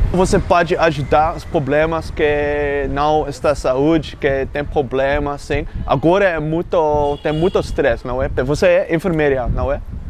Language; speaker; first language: Portuguese; non-native, learner; Dutch